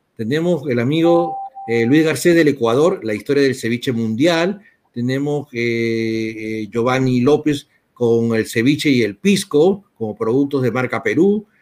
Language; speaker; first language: Spanish; native; Spanish